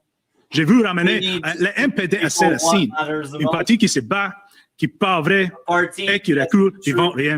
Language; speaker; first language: French; non-native, learner; English